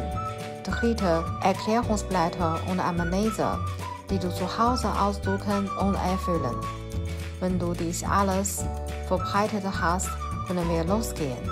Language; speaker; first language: German; non-native, learner; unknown